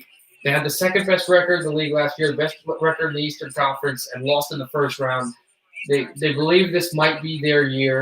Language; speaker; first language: English; native; English